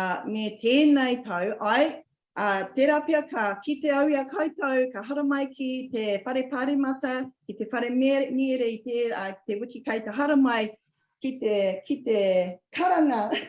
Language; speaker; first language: Māori; non-native, local second language; English